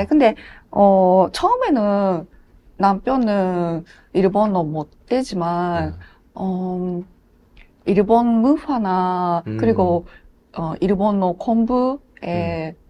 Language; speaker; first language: Korean; non-native, learner; Japanese